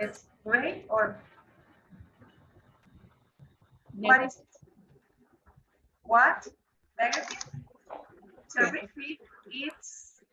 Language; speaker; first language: English; non-native, fluent; Spanish